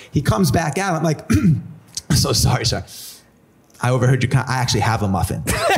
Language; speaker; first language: English; native; English